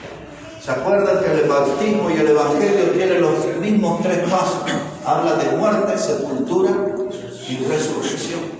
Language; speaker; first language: Spanish; native; Spanish